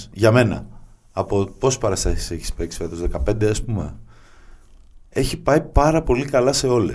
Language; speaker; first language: Greek; native; Greek